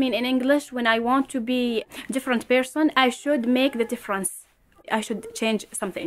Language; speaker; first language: English; non-native, fluent; Arabic